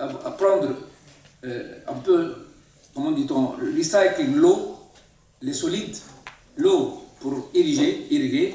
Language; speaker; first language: French; non-native, local second language; Arabic